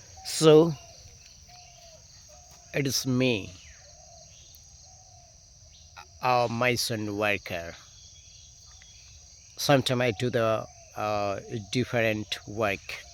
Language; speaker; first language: English; non-native, learner; Bangla